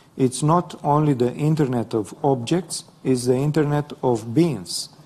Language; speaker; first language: English; non-native, fluent; Romanian